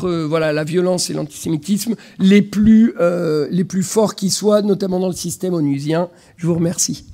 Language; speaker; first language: French; native; French